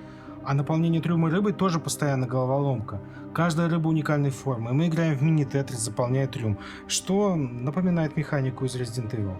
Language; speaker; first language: Russian; native; Russian